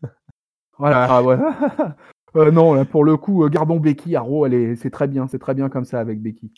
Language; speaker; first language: French; native; French